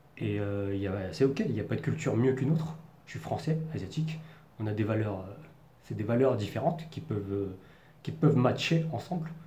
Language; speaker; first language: French; native; French